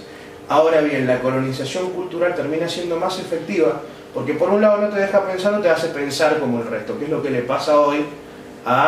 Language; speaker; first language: Spanish; native; Spanish